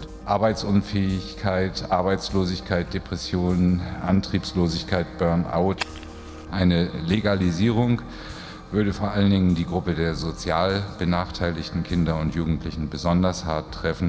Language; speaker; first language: German; native; German